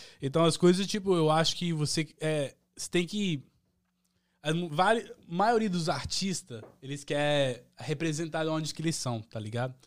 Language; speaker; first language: Portuguese; early bilingual, heritage; Portuguese